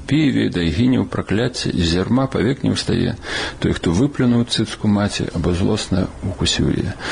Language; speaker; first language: Belarusian; native; Belarusian